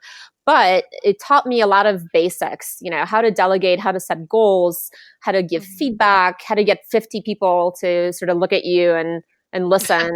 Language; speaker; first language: English; non-native, fluent; Lithuanian